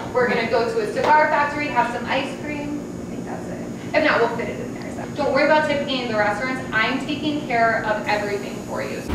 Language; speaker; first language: English; native; English